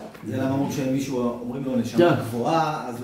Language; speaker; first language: Hebrew; non-native, fluent; French